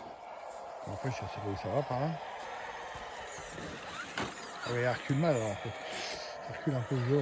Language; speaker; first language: French; native; French